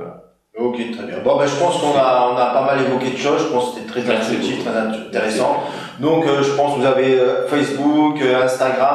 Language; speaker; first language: French; native; French